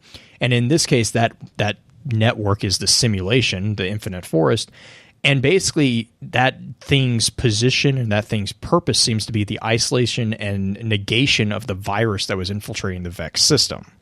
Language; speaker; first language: English; native; English